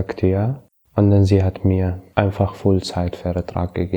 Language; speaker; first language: German; non-native, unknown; Arabic